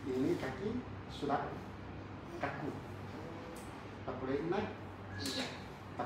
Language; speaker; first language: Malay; non-native, local second language; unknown